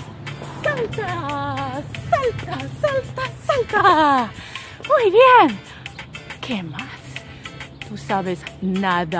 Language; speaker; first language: Spanish; non-native, fluent; English